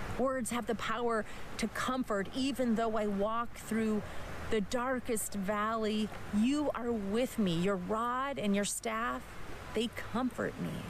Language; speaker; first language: English; native; English